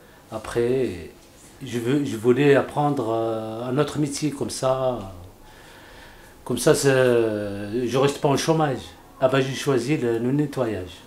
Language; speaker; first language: French; non-native, learner; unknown